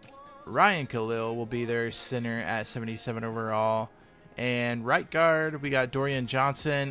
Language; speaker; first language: English; native; English